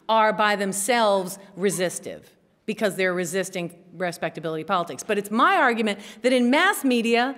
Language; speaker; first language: English; native; English